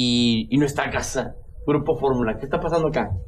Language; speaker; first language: Spanish; native; Spanish